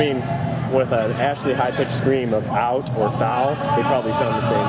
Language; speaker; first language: English; native; English